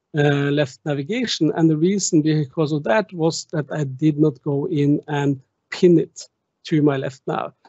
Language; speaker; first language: English; non-native, fluent; German